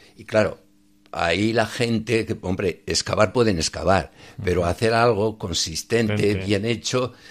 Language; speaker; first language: Spanish; native; Spanish